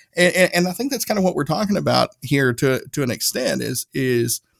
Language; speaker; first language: English; native; English